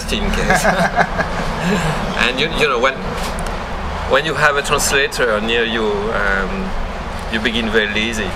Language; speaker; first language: English; non-native, learner; French